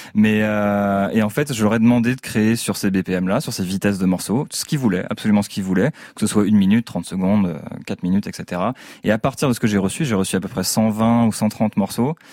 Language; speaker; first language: French; native; French